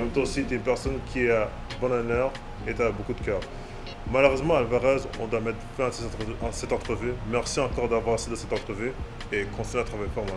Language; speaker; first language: French; native; French